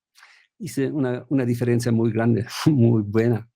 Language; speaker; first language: Spanish; non-native, fluent; German